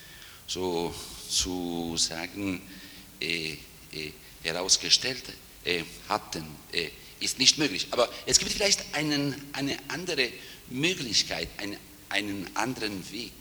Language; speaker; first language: German; non-native, fluent; Italian